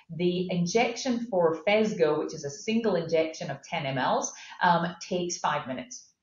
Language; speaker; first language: English; native; English